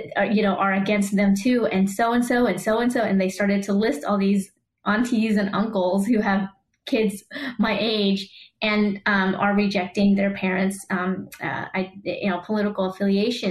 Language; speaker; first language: English; native; English